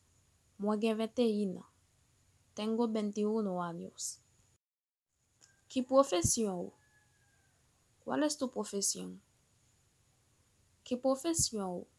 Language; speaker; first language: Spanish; non-native, fluent; Haitian Creole